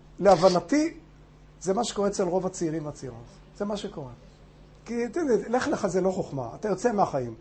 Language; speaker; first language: Hebrew; non-native, fluent; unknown